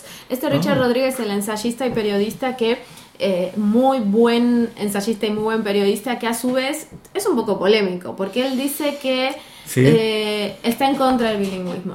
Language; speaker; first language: Spanish; native; Spanish